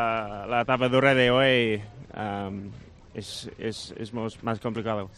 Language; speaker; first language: Spanish; non-native, fluent; Dutch